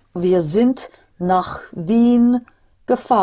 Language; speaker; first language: German; non-native, learner; English